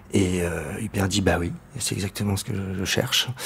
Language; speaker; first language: French; native; French